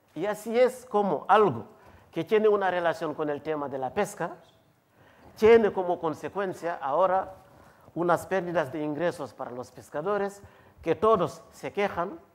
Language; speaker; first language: Spanish; non-native, fluent; Wolof